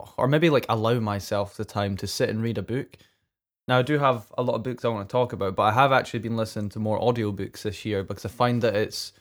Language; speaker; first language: English; native; English